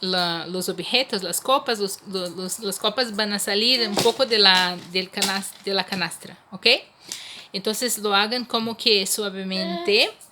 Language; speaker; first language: Spanish; non-native, fluent; Portuguese